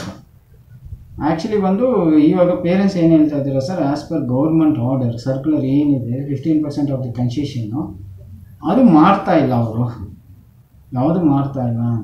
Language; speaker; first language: Kannada; non-native, local second language; Tamil